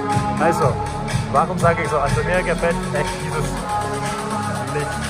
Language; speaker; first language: German; non-native, learner; Czech